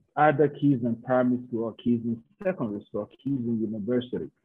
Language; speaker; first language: English; non-native, local second language; Yoruba